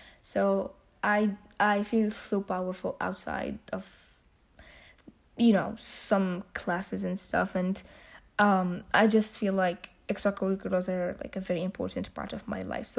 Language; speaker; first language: English; non-native, fluent; Arabic